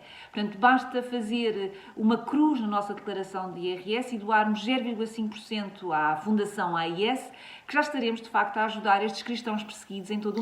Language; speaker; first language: Portuguese; native; Portuguese